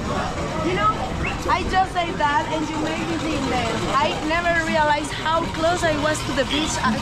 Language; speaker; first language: English; non-native, learner; Spanish